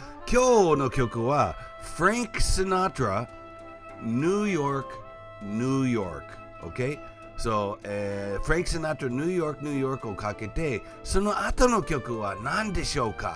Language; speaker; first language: Japanese; non-native, fluent; English